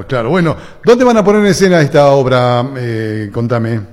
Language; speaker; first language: Spanish; native; Spanish